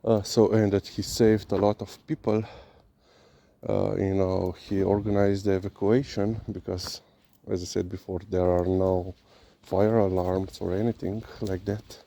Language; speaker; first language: English; non-native, fluent; Slovenian